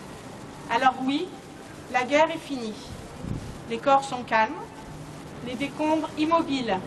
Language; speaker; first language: French; native; French